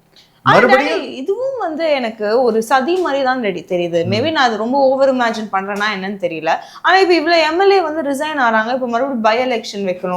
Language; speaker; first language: Tamil; native; Tamil